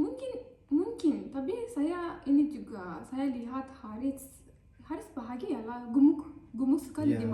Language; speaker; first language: Indonesian; non-native, learner; Turkish